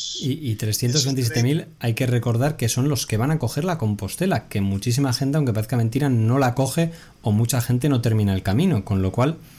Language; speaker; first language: Spanish; native; Spanish